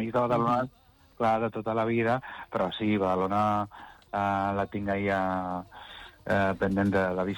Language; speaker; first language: Catalan; non-native, local second language; Spanish